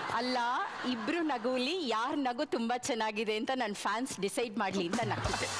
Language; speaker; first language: Kannada; non-native, fluent; Bangla